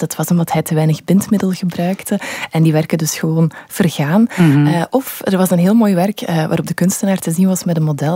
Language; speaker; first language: Dutch; native; Dutch